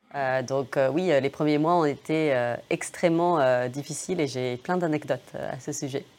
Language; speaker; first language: French; early bilingual, other home language; English